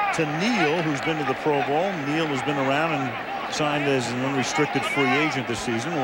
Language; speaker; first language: English; native; English